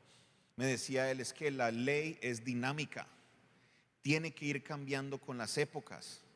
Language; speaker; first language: Spanish; native; Spanish